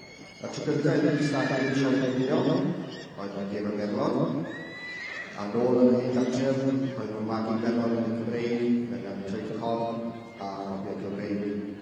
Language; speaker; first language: Welsh; native; Welsh